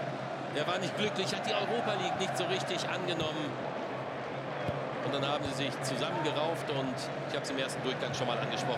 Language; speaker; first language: German; native; German